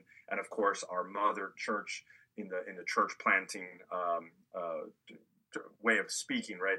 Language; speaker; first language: English; native; English